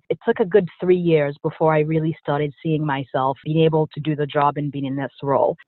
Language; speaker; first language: English; early bilingual, other home language; Haitian Creole